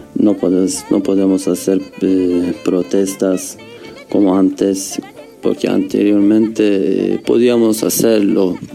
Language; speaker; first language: Spanish; non-native, learner; Turkish